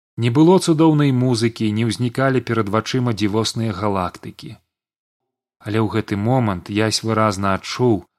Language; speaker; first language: Belarusian; native; Belarusian